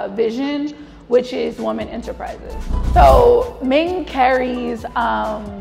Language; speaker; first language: English; native; English